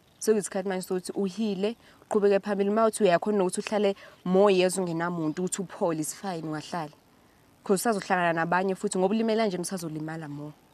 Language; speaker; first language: Zulu; non-native, local second language; Southern Sotho